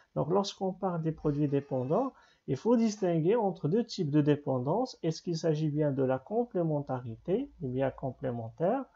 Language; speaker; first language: French; non-native, local second language; Arabic